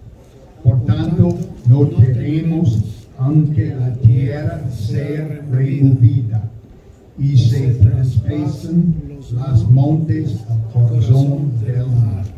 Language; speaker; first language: Spanish; non-native, learner; German